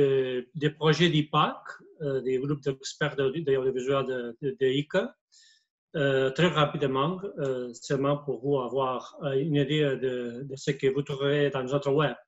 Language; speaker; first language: French; non-native, fluent; Spanish